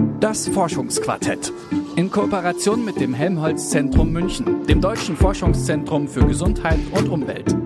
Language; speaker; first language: German; native; German